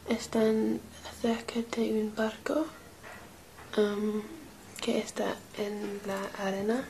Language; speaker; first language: Spanish; non-native, learner; English